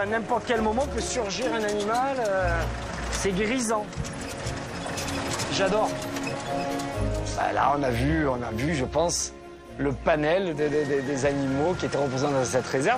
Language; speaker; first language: French; native; French